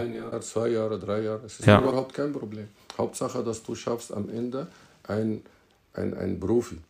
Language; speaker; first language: German; non-native, fluent; Arabic